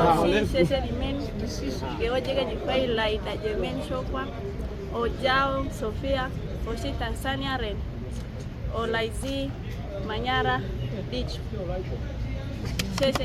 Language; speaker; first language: Chinese; non-native, learner; Swahili